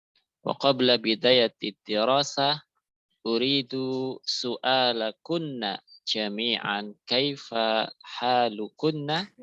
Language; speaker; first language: Arabic; non-native, fluent; Indonesian